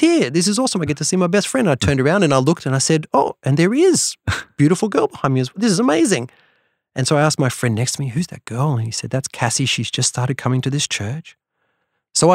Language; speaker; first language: English; native; English